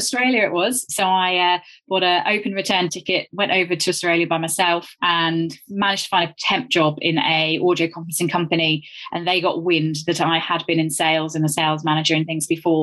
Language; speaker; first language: English; native; English